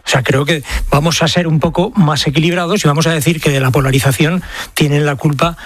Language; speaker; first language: Spanish; native; Spanish